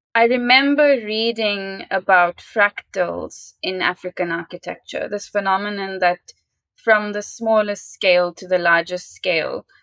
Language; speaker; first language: English; native; English